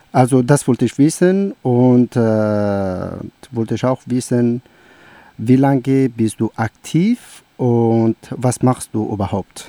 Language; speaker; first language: German; non-native, learner; Persian